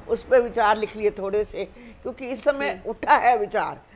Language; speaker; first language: Hindi; native; Hindi